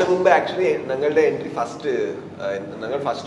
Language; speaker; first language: Malayalam; non-native, learner; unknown